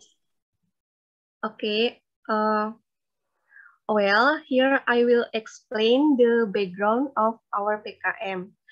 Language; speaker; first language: English; non-native, learner; Indonesian